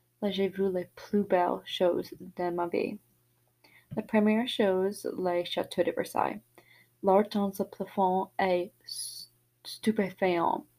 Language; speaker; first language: French; non-native, learner; English